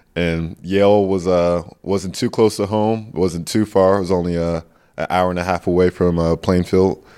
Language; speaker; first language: English; native; English